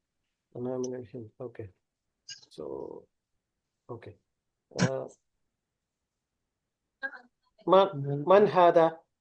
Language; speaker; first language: Arabic; non-native, learner; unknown